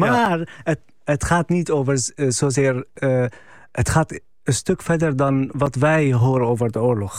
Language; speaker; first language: Dutch; non-native, fluent; Arabic